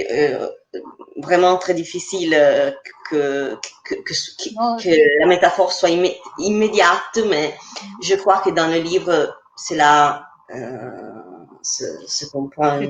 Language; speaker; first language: French; non-native, fluent; Italian